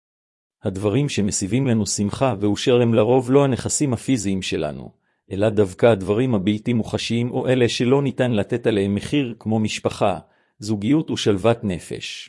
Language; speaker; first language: Hebrew; native; Hebrew